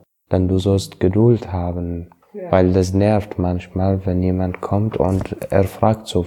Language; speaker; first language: German; non-native, learner; Arabic